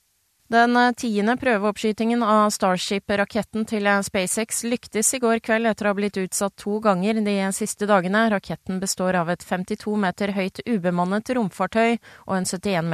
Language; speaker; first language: Norwegian; native; Norwegian